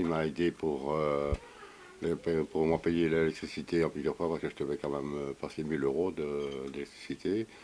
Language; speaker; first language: French; native; French